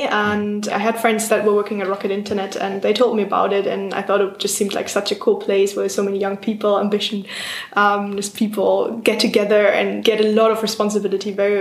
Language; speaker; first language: English; non-native, fluent; German